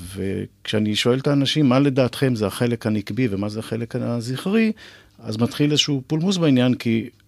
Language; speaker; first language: Hebrew; native; Hebrew